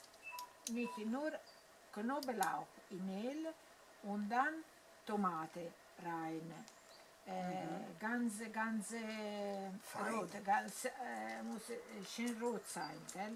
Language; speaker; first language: German; non-native, learner; Italian